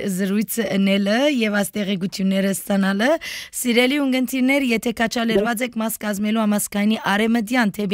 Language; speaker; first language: Armenian; early bilingual, heritage; Armenian